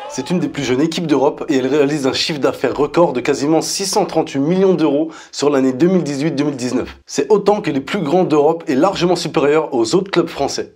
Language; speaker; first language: French; native; French